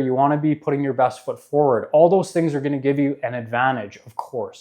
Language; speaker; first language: English; native; English